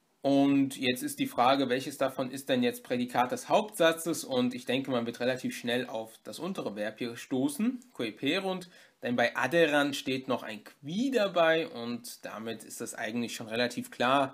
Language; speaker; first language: German; native; German